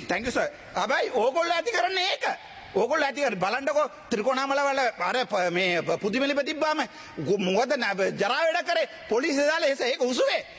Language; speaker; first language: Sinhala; non-native, local second language; Tamil